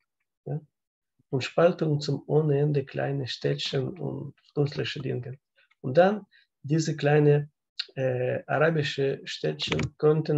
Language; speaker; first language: German; non-native, learner; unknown